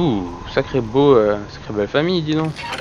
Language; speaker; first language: French; native; French